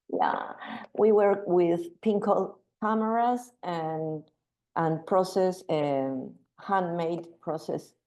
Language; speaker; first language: English; non-native, learner; Spanish